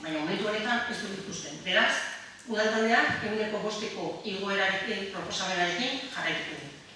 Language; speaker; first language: Basque; native; Basque